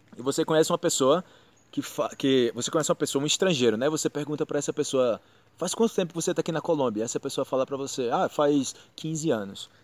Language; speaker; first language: Portuguese; native; Portuguese